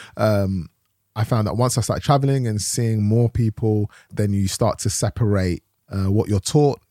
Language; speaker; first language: English; native; English